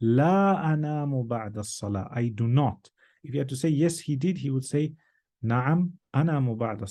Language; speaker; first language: Arabic; non-native, fluent; English